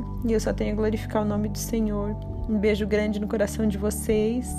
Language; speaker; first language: Portuguese; native; Portuguese